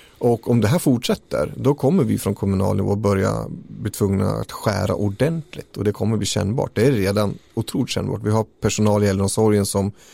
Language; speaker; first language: Swedish; native; Swedish